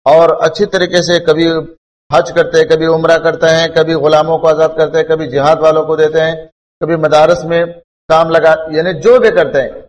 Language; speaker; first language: Urdu; non-native, local second language; Pashto